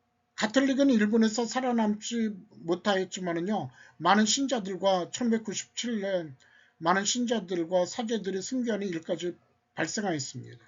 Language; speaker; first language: Korean; native; Korean